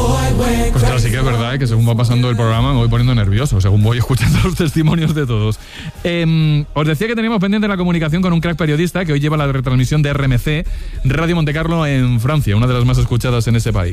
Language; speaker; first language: Spanish; native; Spanish